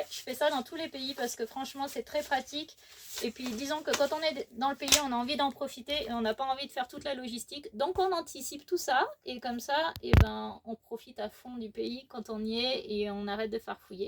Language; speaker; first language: French; native; French